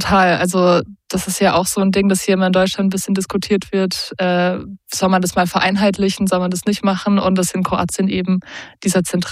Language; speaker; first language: German; native; German